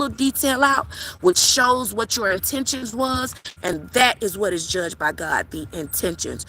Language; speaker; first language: English; native; English